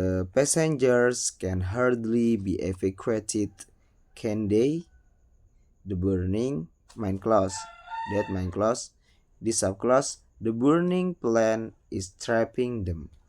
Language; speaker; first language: English; non-native, learner; Indonesian